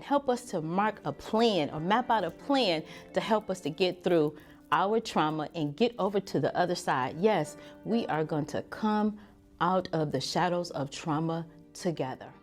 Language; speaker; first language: English; native; English